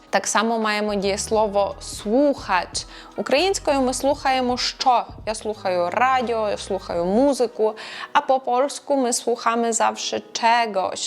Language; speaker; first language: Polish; non-native, fluent; Ukrainian